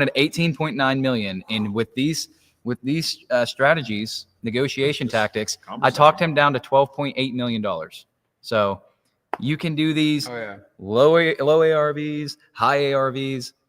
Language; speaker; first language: English; native; English